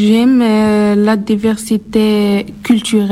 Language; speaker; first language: French; non-native, learner; Arabic